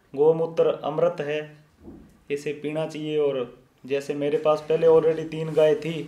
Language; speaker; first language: Hindi; native; Hindi